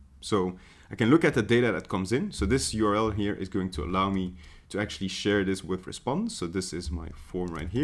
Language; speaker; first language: English; non-native, fluent; Dutch